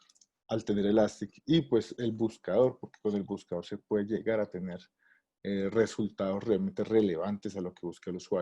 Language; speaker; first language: Spanish; native; Spanish